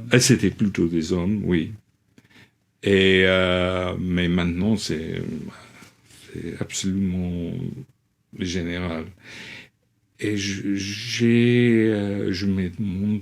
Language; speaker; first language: French; non-native, fluent; English